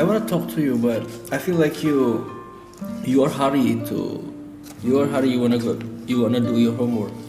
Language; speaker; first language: English; non-native, learner; Indonesian